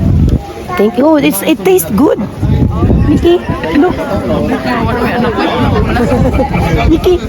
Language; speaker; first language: English; non-native, local second language; Filipino